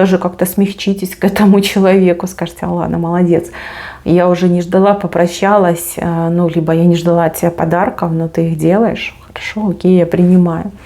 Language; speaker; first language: Russian; native; Russian